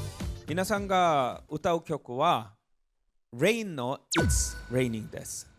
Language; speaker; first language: Japanese; non-native, fluent; Korean